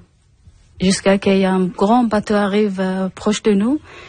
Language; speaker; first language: French; non-native, learner; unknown